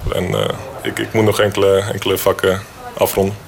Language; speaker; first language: Dutch; early bilingual, other home language; Bosnian